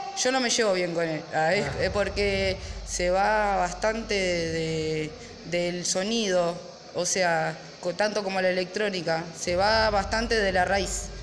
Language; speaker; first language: Spanish; early bilingual, other home language; Portuguese